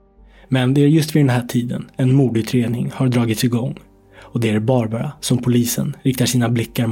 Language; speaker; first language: Swedish; native; Swedish